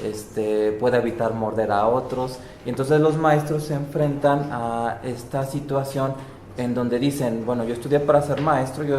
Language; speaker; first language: Spanish; native; Spanish